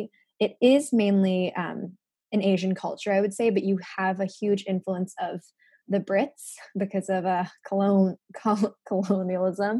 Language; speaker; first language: English; non-native, local second language; Japanese